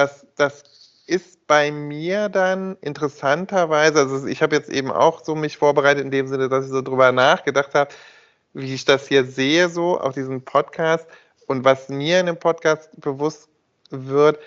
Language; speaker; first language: German; native; German